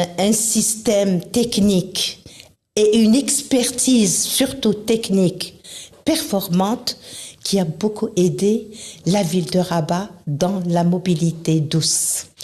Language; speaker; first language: French; non-native, local second language; Arabic